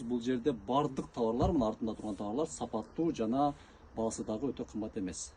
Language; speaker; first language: Kyrgyz; non-native, local second language; Uzbek